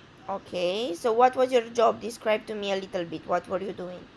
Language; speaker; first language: English; non-native, fluent; Romanian